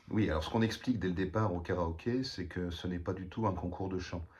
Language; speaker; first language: French; native; French